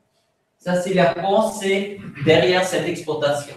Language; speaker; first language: French; non-native, fluent; Swiss German